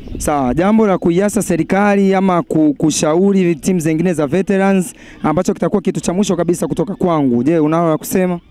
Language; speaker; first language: Swahili; native; Swahili